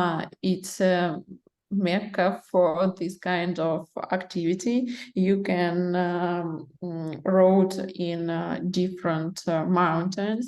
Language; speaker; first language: English; non-native, learner; Russian